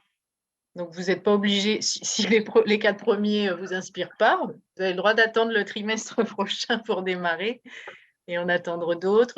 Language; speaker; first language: French; native; French